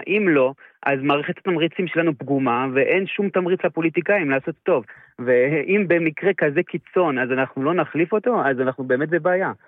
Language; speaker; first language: Hebrew; non-native, fluent; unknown